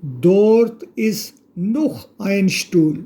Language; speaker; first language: German; non-native, fluent; Urdu